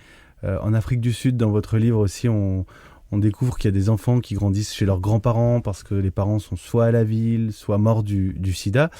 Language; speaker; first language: French; native; French